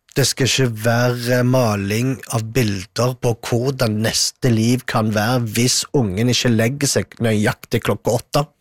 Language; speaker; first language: Norwegian; early bilingual, other home language; Arabic